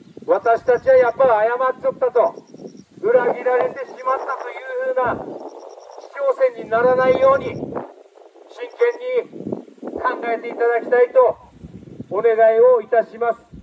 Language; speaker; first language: Japanese; native; Japanese